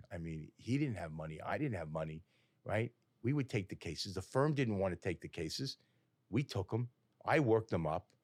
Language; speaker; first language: English; native; English